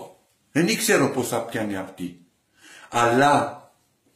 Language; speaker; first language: Greek; non-native, learner; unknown